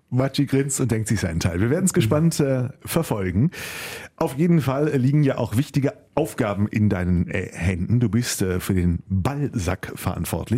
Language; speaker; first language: German; native; German